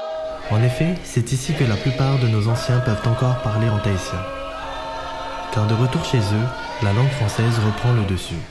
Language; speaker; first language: French; native; French